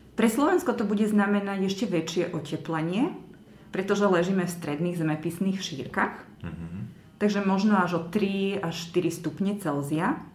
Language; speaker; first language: Slovak; native; Slovak